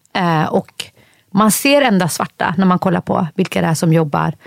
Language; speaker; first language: Swedish; early bilingual, other home language; Somali